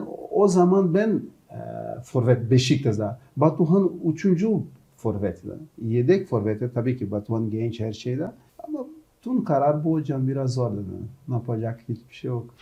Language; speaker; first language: Turkish; non-native, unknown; Portuguese